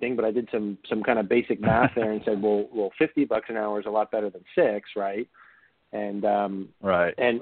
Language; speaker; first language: English; native; English